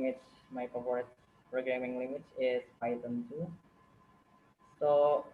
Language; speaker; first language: English; non-native, learner; Indonesian